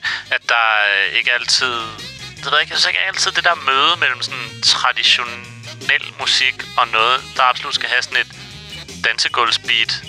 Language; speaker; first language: Danish; native; Danish